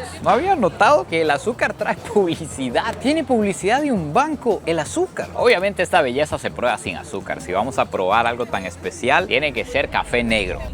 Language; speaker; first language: Spanish; native; Spanish